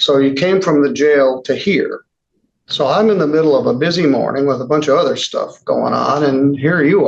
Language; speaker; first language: English; native; English